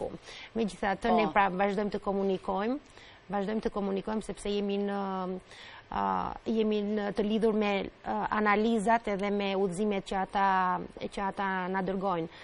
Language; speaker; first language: Albanian; native; Albanian